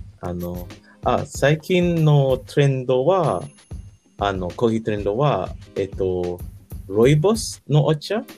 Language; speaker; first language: Japanese; non-native, learner; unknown